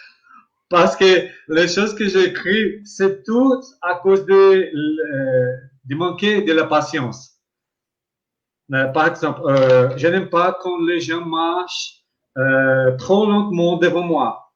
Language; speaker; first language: French; non-native, learner; Portuguese